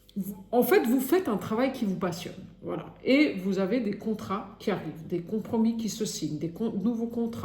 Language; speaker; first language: French; native; French